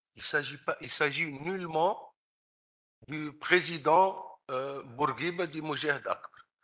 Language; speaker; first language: French; non-native, local second language; Arabic